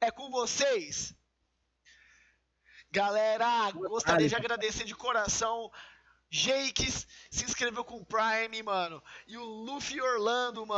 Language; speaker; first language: Portuguese; native; Portuguese